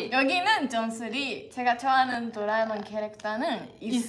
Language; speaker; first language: Korean; non-native, fluent; Japanese